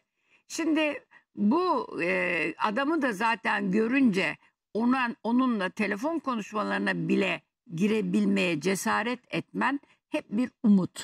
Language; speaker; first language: Turkish; native; Turkish